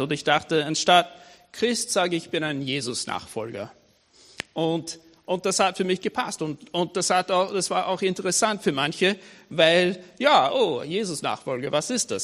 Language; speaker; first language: German; non-native, fluent; English